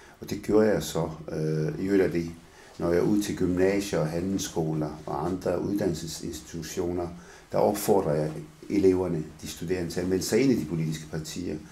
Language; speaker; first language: Danish; early bilingual, other home language; Arabic